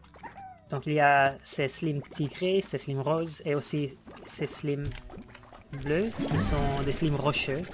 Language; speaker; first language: French; non-native, learner; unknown